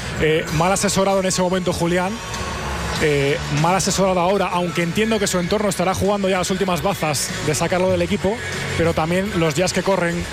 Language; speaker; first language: Spanish; native; Spanish